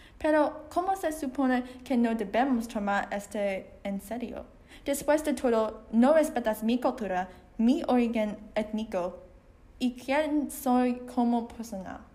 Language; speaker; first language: Spanish; non-native, learner; Chinese